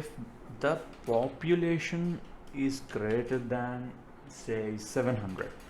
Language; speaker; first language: English; non-native, local second language; Telugu